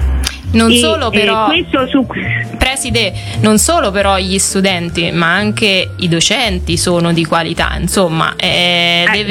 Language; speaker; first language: Italian; native; Italian